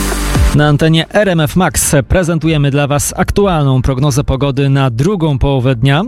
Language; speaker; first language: Polish; native; Polish